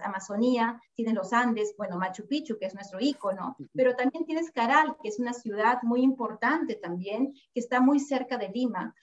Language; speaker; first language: Spanish; native; Spanish